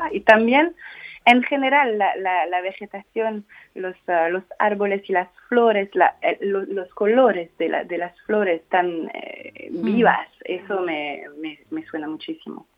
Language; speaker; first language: Spanish; non-native, fluent; French